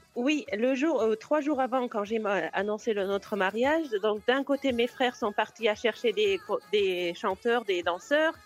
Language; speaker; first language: French; non-native, fluent; Uzbek